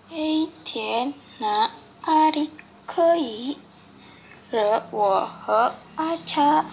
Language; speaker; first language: Chinese; non-native, learner; Indonesian